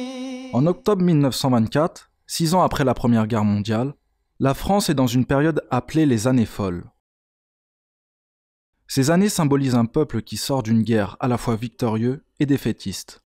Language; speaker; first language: French; native; French